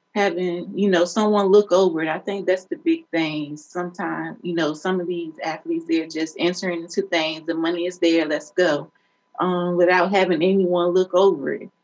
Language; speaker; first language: English; native; English